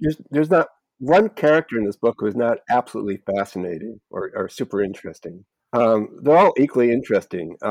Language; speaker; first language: English; native; English